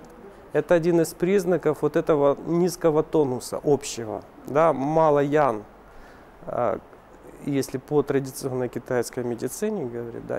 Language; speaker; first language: Russian; native; Russian